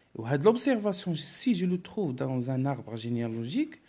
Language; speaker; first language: French; non-native, local second language; Arabic